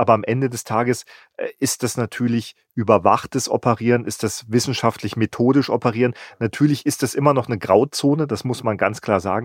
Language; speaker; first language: German; native; German